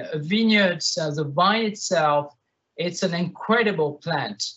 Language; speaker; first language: English; non-native, fluent; French